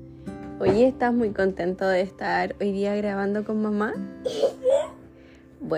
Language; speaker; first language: Spanish; native; Spanish